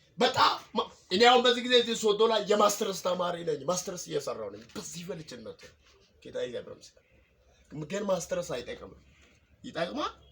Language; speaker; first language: Amharic; non-native, local second language; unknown